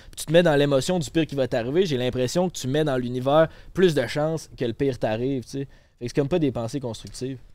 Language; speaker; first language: French; native; French